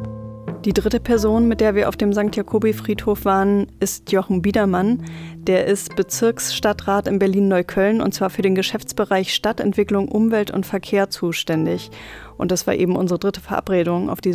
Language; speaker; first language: German; native; German